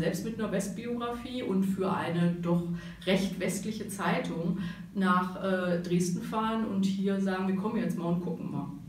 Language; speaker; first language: German; native; German